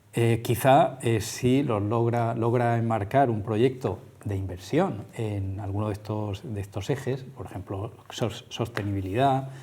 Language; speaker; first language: Spanish; native; Spanish